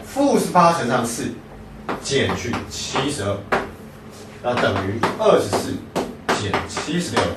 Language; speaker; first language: Chinese; native; Chinese